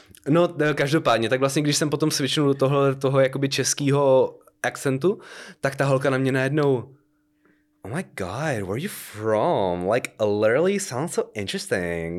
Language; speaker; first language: Czech; native; Czech